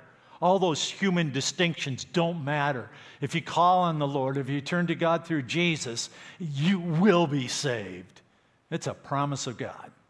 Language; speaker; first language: English; native; English